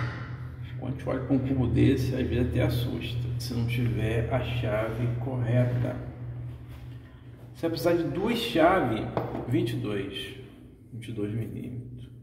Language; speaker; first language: Portuguese; native; Portuguese